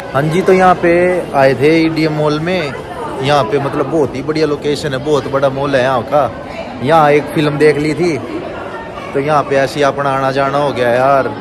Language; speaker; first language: Hindi; native; Hindi